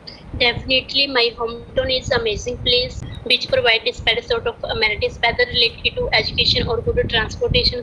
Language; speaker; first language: English; non-native, fluent; Punjabi